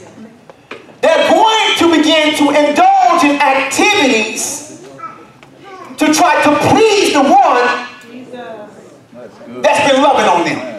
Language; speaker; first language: English; native; English